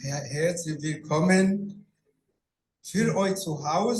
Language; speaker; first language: German; non-native, fluent; Rundi